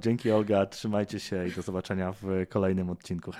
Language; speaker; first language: Polish; native; Polish